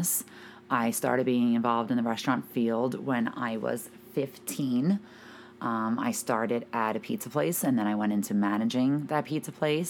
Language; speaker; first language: English; native; English